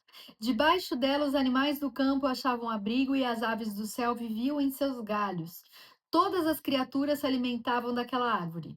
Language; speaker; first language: Portuguese; native; Portuguese